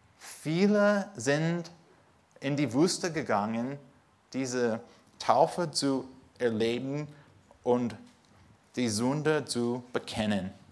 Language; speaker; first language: German; non-native, fluent; English